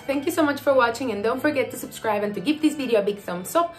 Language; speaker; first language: English; non-native, fluent; Spanish